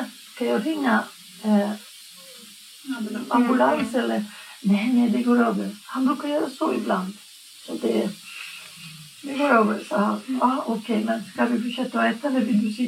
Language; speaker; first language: Swedish; non-native, fluent; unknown